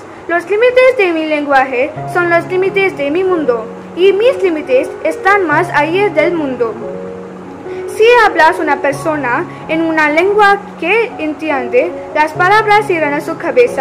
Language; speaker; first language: Spanish; non-native, learner; Tamil